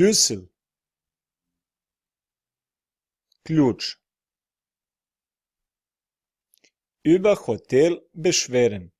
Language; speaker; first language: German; non-native, fluent; Serbian